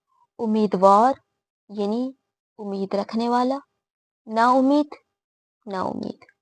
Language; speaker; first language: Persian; non-native, fluent; Urdu